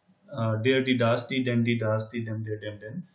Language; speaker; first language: German; non-native, learner; Hindi